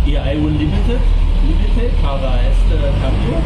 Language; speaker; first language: Spanish; non-native, learner; German